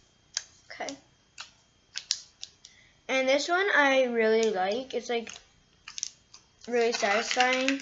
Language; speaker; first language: English; native; English